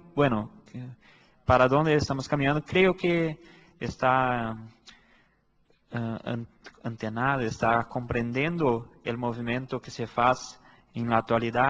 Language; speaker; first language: Spanish; non-native, fluent; Portuguese